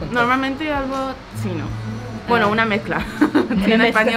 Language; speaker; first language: Spanish; early bilingual, other home language; Chinese